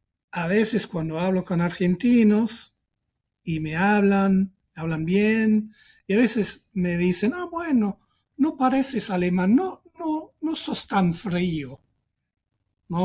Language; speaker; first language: Spanish; non-native, fluent; German